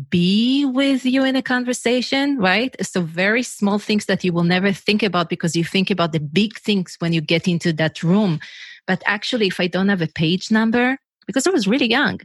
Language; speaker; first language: English; non-native, fluent; Hebrew